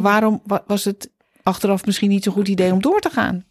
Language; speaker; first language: Dutch; native; Dutch